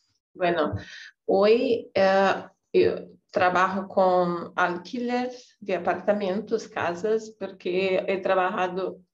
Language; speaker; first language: Spanish; non-native, learner; Portuguese